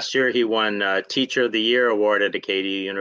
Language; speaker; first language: English; native; English